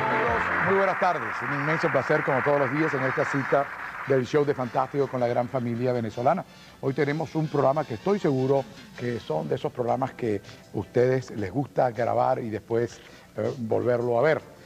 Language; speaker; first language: Spanish; native; Spanish